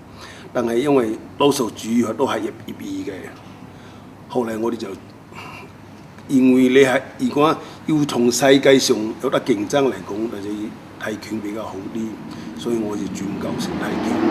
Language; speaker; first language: Cantonese; non-native, local second language; Min Nan Chinese